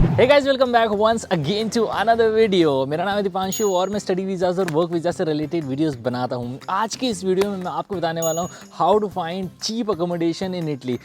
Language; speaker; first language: Hindi; native; Hindi